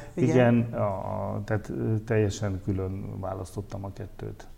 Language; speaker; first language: Hungarian; native; Hungarian